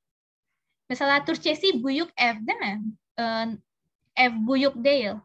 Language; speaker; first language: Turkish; non-native, learner; Indonesian